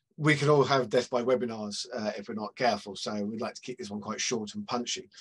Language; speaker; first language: English; native; English